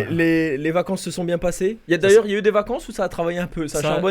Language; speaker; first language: French; native; French